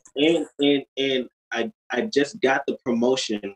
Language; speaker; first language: English; native; English